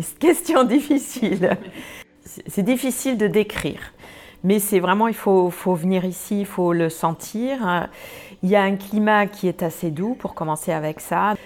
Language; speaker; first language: French; non-native, fluent; German